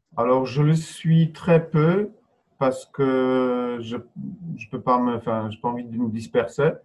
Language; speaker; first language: French; non-native, fluent; Polish